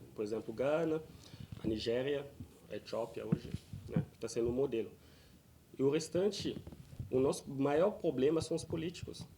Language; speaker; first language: Portuguese; non-native, fluent; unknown